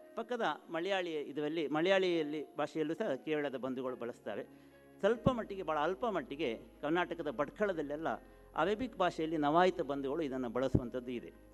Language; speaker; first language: Kannada; non-native, local second language; Konkani